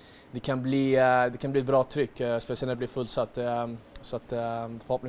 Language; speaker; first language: Swedish; native; Swedish